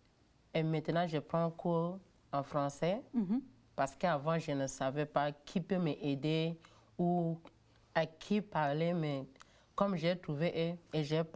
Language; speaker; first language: French; non-native, learner; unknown